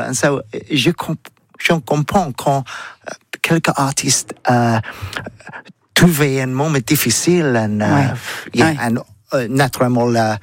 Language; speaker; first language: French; non-native, learner; English